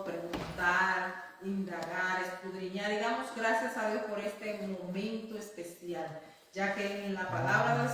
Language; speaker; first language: Spanish; native; Spanish